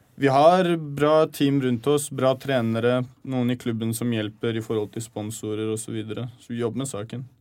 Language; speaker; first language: Norwegian; early bilingual, other home language; Chechen